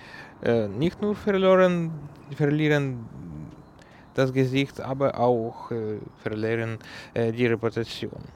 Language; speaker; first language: German; non-native, learner; Ukrainian